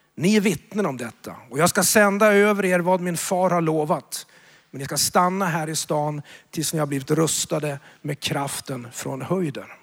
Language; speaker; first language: Swedish; native; Swedish